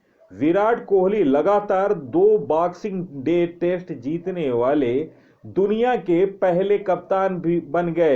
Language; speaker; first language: Hindi; native; Hindi